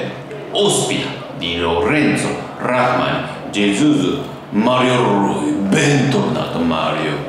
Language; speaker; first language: Italian; non-native, fluent; Japanese